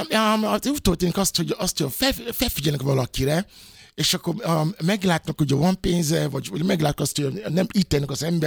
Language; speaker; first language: Hungarian; non-native, fluent; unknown